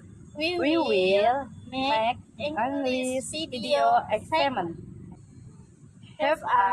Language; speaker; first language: English; non-native, learner; Indonesian